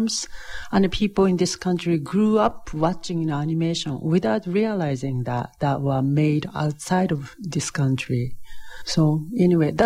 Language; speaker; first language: English; non-native, fluent; Japanese